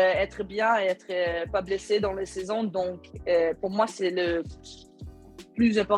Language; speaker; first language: French; non-native, learner; Swedish